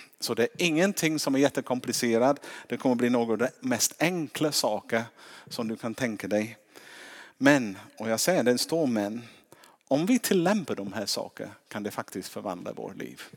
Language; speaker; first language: Swedish; non-native, fluent; English